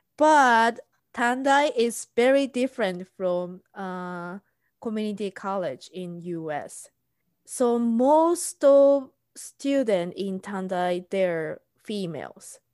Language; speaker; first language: English; non-native, fluent; Japanese